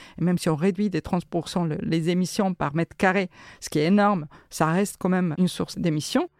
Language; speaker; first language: French; non-native, fluent; Spanish